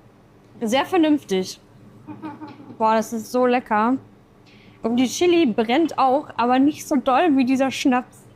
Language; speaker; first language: German; native; German